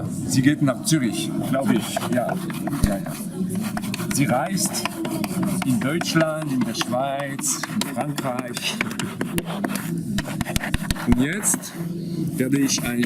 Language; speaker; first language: German; non-native, fluent; French